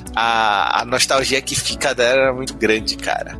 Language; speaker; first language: Portuguese; native; Portuguese